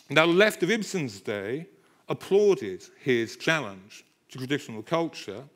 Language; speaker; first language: English; native; English